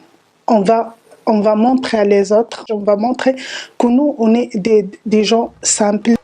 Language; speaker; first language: French; non-native, learner; Arabic